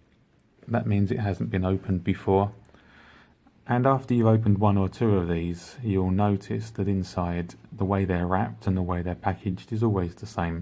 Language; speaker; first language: English; native; English